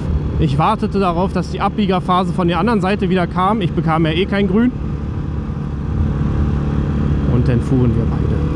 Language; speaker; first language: German; native; German